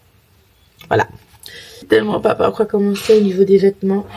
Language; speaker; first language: French; native; French